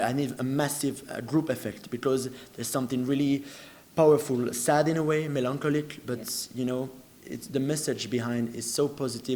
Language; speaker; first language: English; non-native, fluent; French